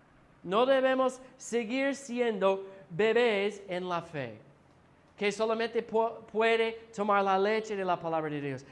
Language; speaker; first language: Spanish; non-native, fluent; English